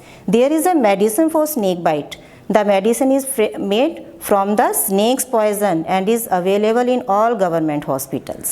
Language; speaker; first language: English; non-native, local second language; Gujarati